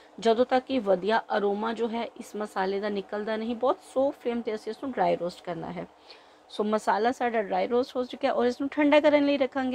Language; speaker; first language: Hindi; non-native, local second language; Punjabi